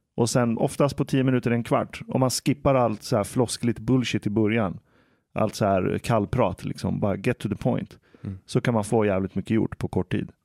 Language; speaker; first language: Swedish; native; Swedish